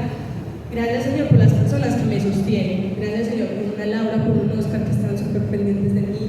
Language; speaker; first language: Spanish; native; Spanish